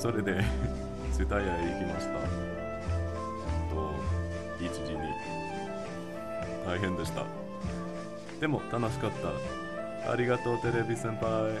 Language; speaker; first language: Japanese; non-native, learner; English